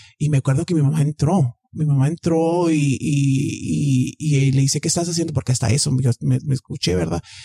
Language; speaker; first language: Spanish; early bilingual, heritage; Spanish